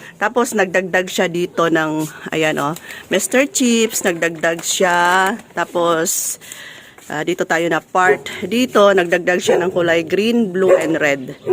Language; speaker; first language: Filipino; native; Filipino